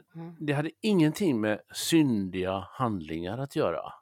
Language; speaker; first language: Swedish; native; Swedish